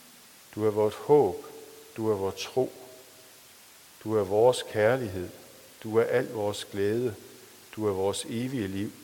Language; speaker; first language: Danish; native; Danish